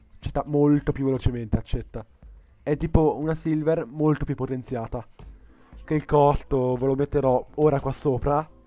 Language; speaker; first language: Italian; native; Italian